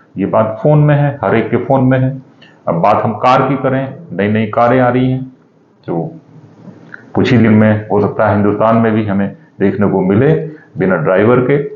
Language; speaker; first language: Hindi; native; Hindi